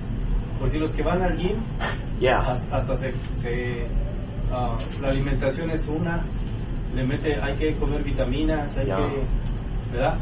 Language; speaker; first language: Spanish; native; Spanish